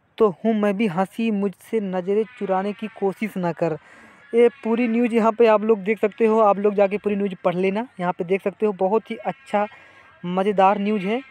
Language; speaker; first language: Hindi; native; Hindi